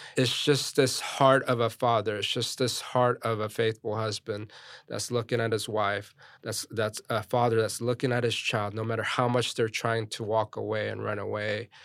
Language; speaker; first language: English; early bilingual, other home language; Korean